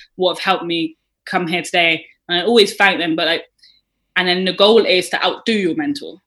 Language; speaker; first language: English; native; English